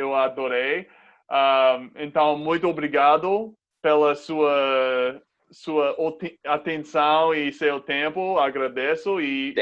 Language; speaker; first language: Portuguese; non-native, fluent; English